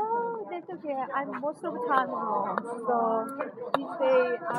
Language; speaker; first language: English; non-native, learner; Korean